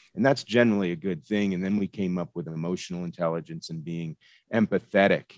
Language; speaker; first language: English; native; English